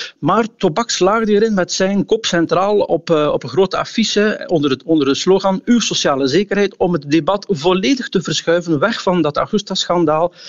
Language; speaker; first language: Dutch; native; Dutch